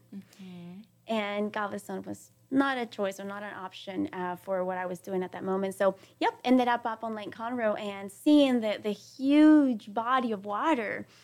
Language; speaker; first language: English; non-native, fluent; Spanish